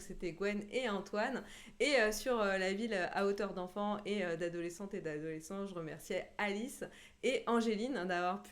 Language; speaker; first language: French; native; French